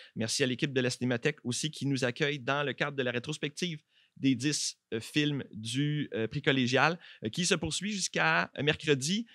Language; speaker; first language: French; native; French